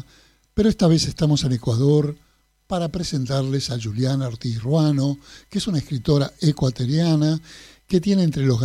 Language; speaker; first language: Spanish; native; Spanish